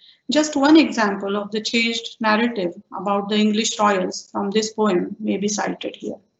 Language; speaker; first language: English; non-native, local second language; Marathi